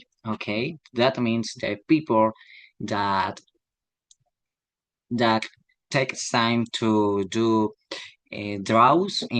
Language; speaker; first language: English; non-native, learner; Spanish